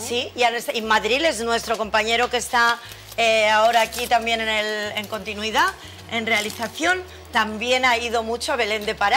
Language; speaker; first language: Spanish; native; Spanish